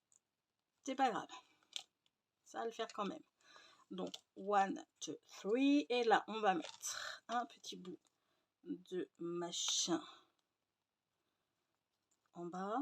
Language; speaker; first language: French; native; French